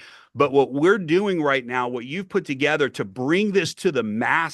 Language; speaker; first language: English; native; English